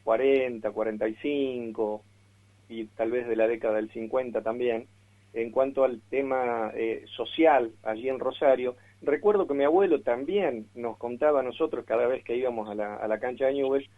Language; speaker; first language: Spanish; native; Spanish